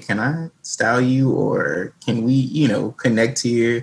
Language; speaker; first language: English; native; English